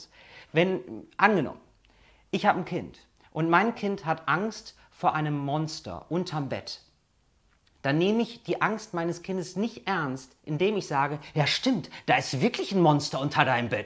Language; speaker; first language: German; native; German